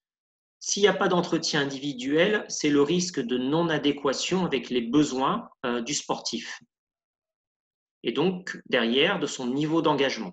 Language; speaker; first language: French; native; French